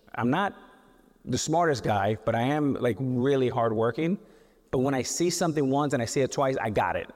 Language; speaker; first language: English; native; English